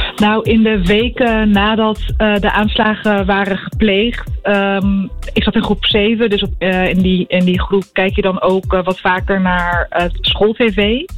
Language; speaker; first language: Dutch; early bilingual, other home language; Arabic